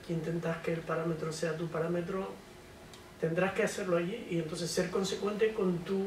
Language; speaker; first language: Spanish; native; Spanish